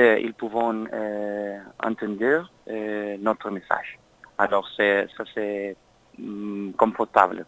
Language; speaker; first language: French; non-native, learner; Spanish